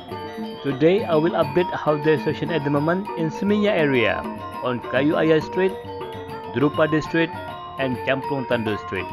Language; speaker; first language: English; non-native, fluent; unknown